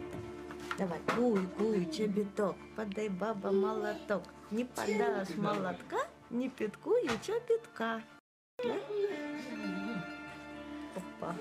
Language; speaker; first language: Russian; native; Russian